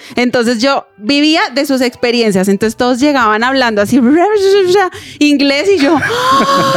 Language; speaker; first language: Spanish; native; Spanish